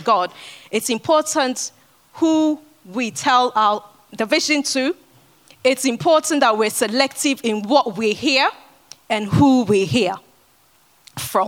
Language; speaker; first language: English; non-native, local second language; Akan